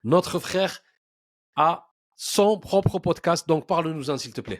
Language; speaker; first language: French; native; French